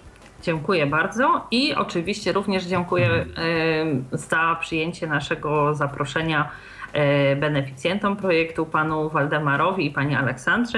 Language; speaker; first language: Polish; native; Polish